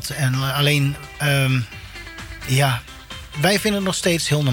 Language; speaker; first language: Dutch; native; Dutch